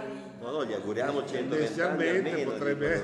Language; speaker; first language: Italian; native; Italian